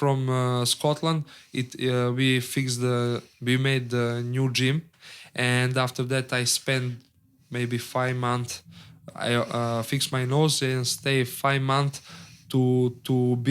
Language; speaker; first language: English; non-native, learner; Serbian